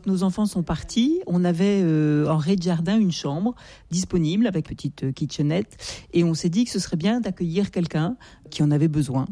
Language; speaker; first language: French; native; French